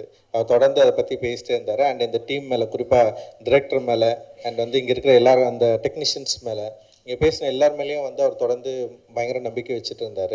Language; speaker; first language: Tamil; native; Tamil